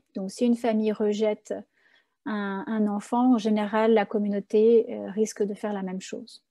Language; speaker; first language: French; native; French